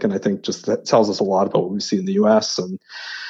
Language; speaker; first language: English; native; English